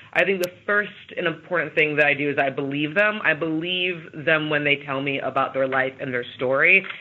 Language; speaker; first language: English; native; English